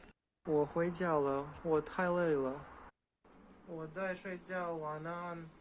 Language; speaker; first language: Chinese; non-native, learner; Russian